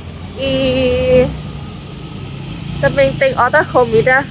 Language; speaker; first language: Portuguese; non-native, learner; Thai